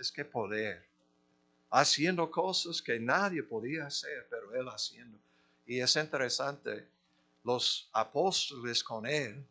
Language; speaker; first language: Spanish; non-native, fluent; English